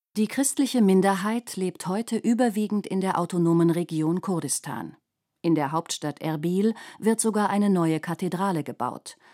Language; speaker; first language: German; native; German